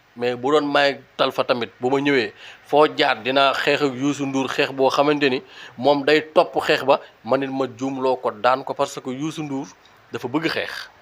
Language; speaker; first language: Wolof; native; Wolof